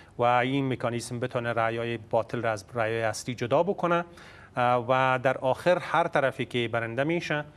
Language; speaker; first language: Persian; native; Persian